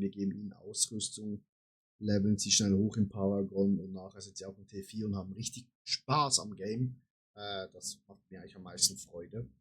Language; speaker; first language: German; native; German